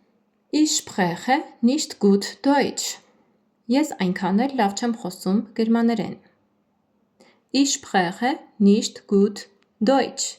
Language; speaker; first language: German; non-native, fluent; Armenian